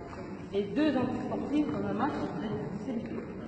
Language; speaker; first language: French; native; French